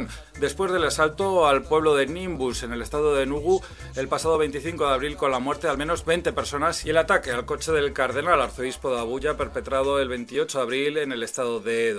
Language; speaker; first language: Spanish; native; Spanish